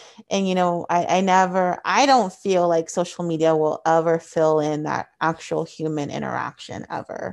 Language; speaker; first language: English; early bilingual, other home language; Spanish